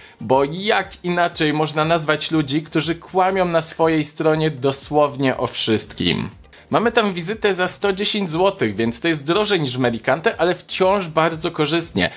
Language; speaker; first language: Polish; native; Polish